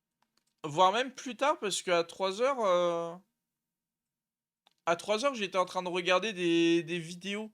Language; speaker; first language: French; native; French